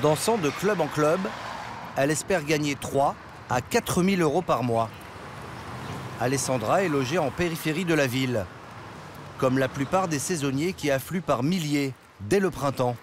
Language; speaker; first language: French; native; French